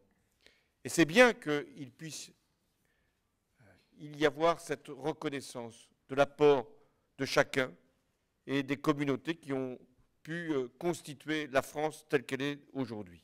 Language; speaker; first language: French; native; French